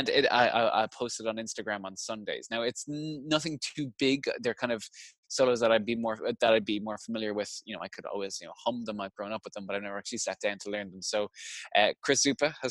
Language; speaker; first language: English; native; English